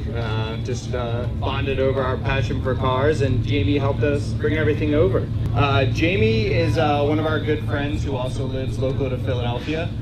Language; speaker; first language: English; native; English